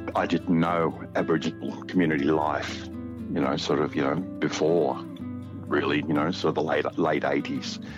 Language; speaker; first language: English; native; English